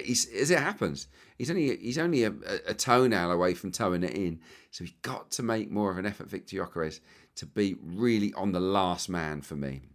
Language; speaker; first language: English; native; English